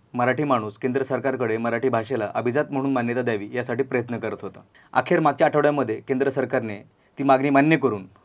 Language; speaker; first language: Marathi; native; Marathi